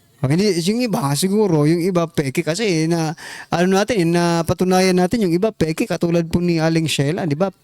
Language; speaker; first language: Filipino; non-native, local second language; Waray